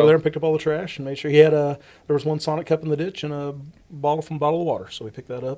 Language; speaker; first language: English; native; English